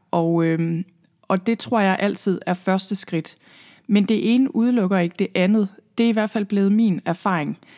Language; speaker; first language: Danish; native; Danish